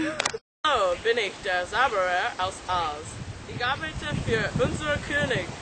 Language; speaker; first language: German; non-native, learner; English